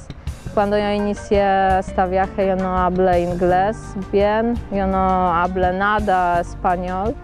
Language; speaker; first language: Spanish; non-native, learner; Polish